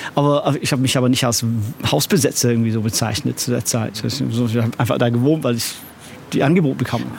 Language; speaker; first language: German; non-native, fluent; English